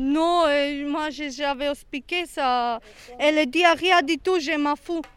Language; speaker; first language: French; non-native, learner; Serbian